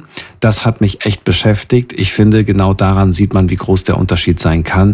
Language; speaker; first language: German; native; German